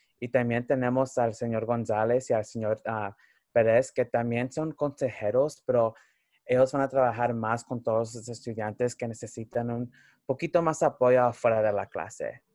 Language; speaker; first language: Spanish; early bilingual, heritage; Spanish